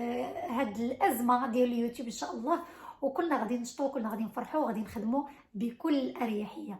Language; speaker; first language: Arabic; native; Arabic